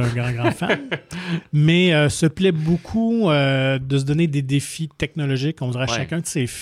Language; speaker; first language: French; native; French